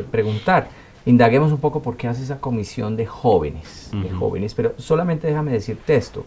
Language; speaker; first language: Spanish; native; Spanish